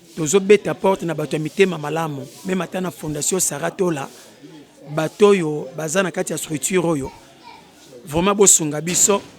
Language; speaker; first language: Lingala; native; Lingala